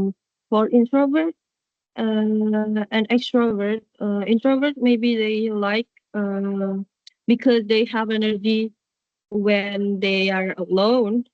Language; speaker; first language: English; non-native, learner; Indonesian